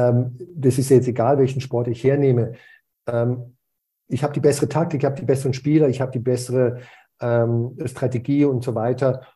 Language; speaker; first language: German; native; German